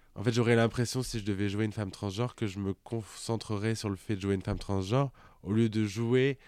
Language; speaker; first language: French; native; French